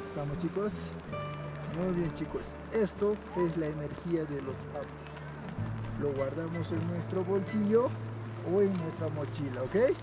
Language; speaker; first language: Spanish; native; Spanish